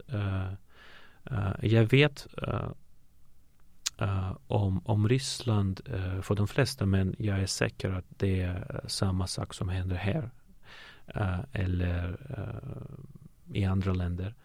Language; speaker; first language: Swedish; non-native, fluent; Russian